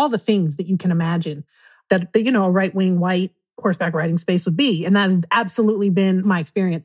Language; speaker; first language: English; native; English